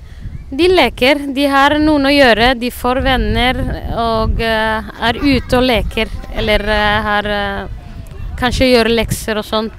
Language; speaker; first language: Norwegian; non-native, learner; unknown